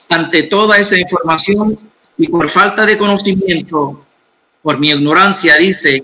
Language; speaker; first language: Spanish; non-native, fluent; Arabic